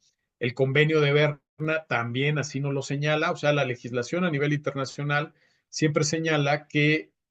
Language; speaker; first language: Spanish; native; Spanish